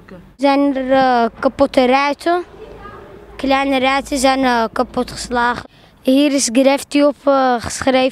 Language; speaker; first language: Dutch; early bilingual, other home language; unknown